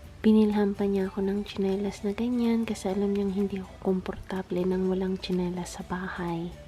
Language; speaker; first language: Filipino; non-native, local second language; Bikol